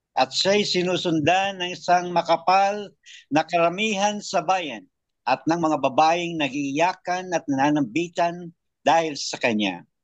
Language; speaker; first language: Filipino; native; Filipino